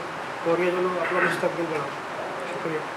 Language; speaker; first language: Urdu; non-native, local second language; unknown